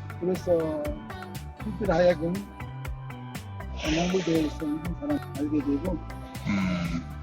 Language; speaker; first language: Korean; non-native, learner; Mongolian